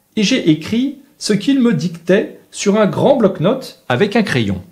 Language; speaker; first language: French; native; French